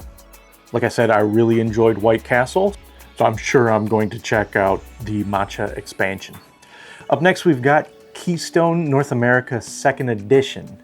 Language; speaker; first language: English; native; English